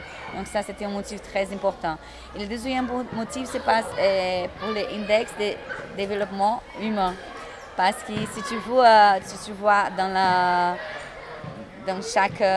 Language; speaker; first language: French; non-native, fluent; Portuguese